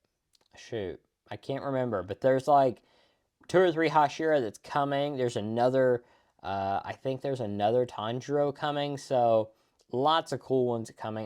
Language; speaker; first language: English; native; English